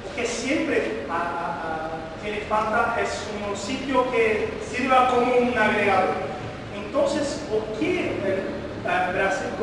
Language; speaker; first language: Spanish; non-native, learner; Portuguese